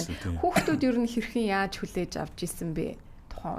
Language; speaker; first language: Mongolian; native; Mongolian